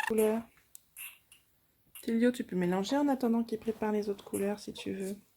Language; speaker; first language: French; native; French